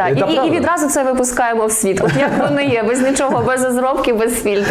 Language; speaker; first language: Ukrainian; native; Ukrainian